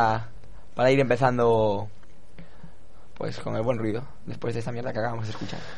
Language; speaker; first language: Spanish; native; Spanish